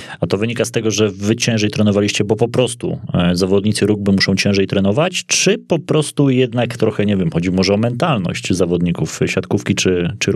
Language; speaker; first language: Polish; native; Polish